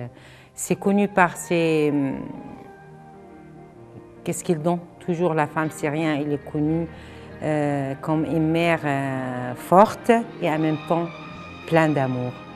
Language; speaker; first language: French; non-native, fluent; Arabic